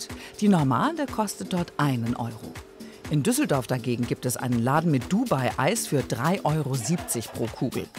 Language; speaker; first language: German; native; German